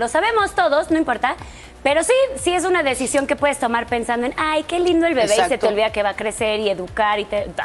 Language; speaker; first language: Spanish; native; Spanish